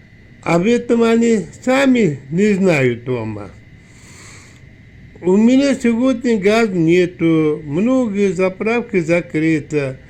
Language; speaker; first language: Russian; non-native, learner; Uzbek